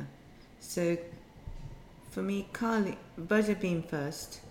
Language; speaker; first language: English; non-native, fluent; Japanese